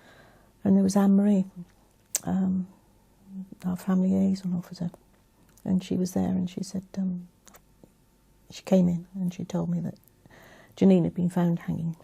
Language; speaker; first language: English; native; English